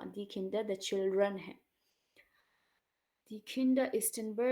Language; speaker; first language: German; non-native, fluent; Hindi